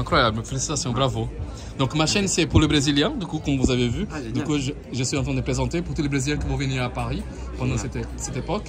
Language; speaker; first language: French; non-native, fluent; Portuguese